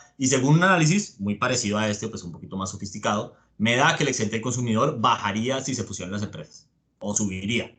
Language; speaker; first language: Spanish; native; Spanish